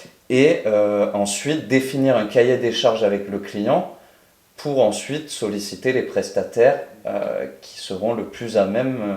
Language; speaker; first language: French; native; French